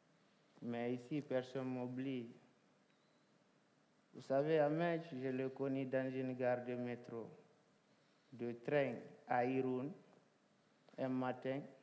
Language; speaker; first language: French; non-native, local second language; Fula